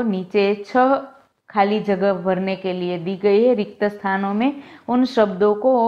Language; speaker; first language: Hindi; non-native, local second language; Gujarati